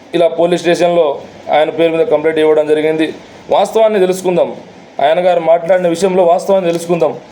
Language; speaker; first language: Telugu; non-native, local second language; Lambadi